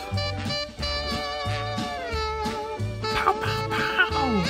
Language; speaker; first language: English; native; English